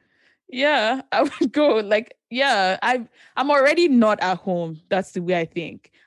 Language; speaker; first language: English; non-native, local second language; Yoruba